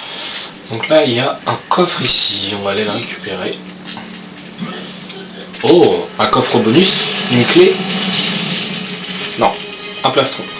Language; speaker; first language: French; native; French